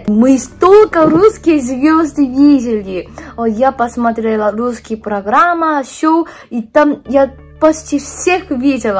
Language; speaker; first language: Russian; non-native, fluent; Korean